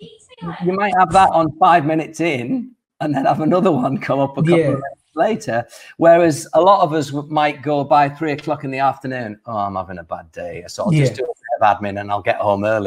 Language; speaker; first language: English; native; English